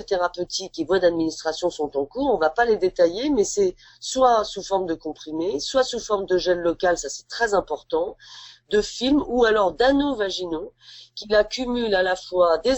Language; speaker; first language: French; native; French